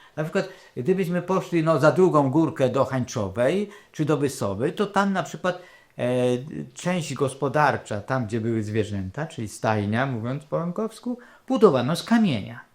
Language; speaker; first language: Polish; non-native, local second language; Rusyn